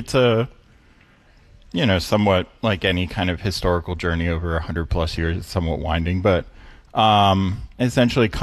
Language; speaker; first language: English; native; English